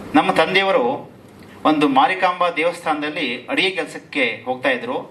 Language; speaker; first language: Kannada; native; Kannada